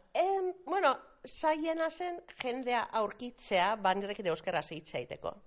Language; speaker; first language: Basque; non-native, fluent; Finnish